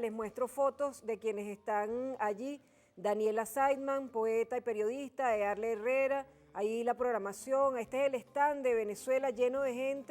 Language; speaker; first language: Spanish; native; Spanish